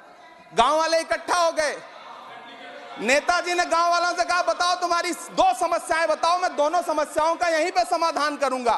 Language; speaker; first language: Hindi; native; Hindi